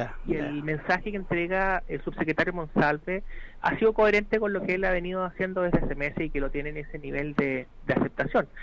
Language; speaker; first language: Spanish; native; Spanish